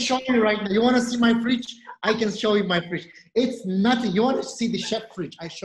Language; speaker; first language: English; non-native, fluent; Turkish